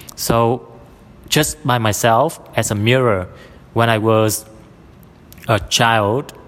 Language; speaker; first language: English; non-native, fluent; Vietnamese